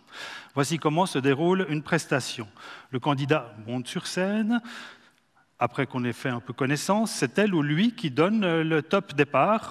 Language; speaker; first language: French; native; French